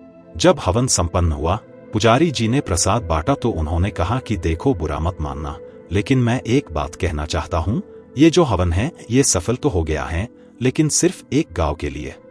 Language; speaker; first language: Hindi; native; Hindi